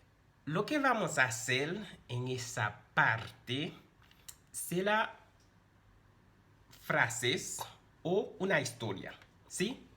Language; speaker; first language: Spanish; non-native, fluent; Haitian Creole